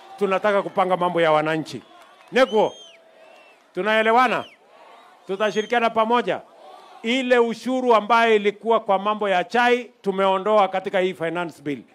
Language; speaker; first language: Swahili; non-native, local second language; Kalenjin